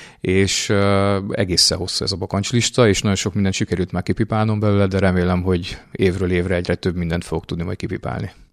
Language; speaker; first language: Hungarian; native; Hungarian